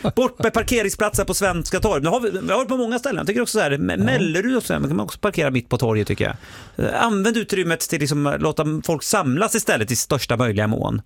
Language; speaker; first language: Swedish; native; Swedish